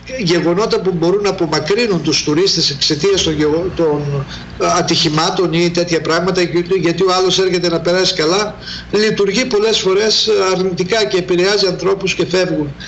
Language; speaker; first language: Greek; native; Greek